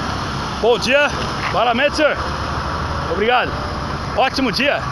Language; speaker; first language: Portuguese; native; Portuguese